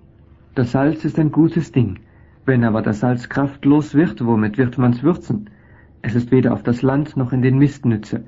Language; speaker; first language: German; native; German